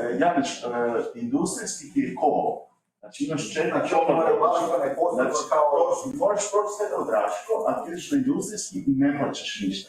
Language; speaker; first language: Croatian; native; Croatian